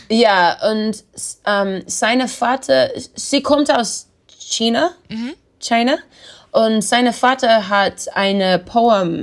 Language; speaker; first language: German; non-native, learner; English